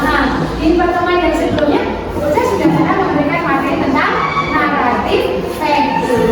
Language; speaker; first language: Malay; non-native, local second language; Javanese